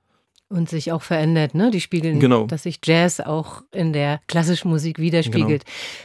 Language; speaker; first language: German; native; German